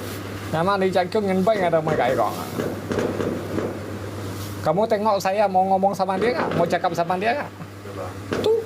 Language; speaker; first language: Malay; non-native, local second language; Hakka Chinese